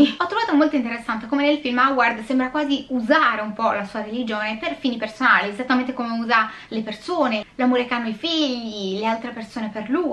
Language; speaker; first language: Italian; native; Italian